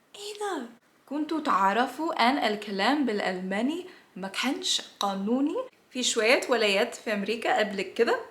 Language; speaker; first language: Egyptian Arabic; non-native, learner; English